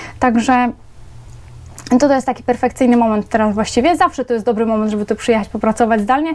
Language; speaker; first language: Polish; native; Polish